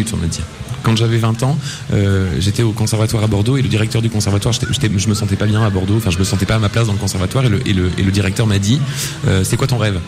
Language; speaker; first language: French; native; French